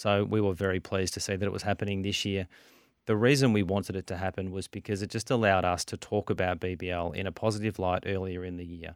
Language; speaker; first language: English; native; English